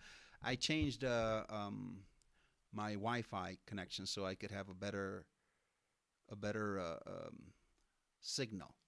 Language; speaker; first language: English; non-native, fluent; Spanish